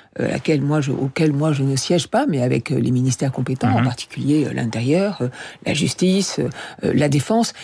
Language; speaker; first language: French; native; French